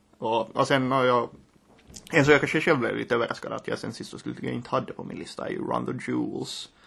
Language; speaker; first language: Swedish; native; Swedish